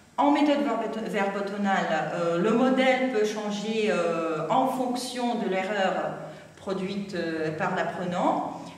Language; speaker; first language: French; non-native, fluent; Russian